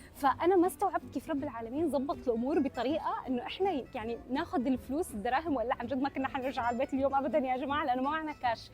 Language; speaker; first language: Arabic; native; Arabic